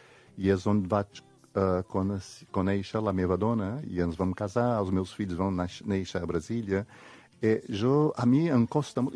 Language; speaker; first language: Catalan; non-native, fluent; Portuguese